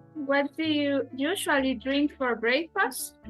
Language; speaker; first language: English; non-native, learner; Spanish